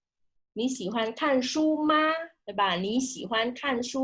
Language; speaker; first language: Chinese; non-native, fluent; Indonesian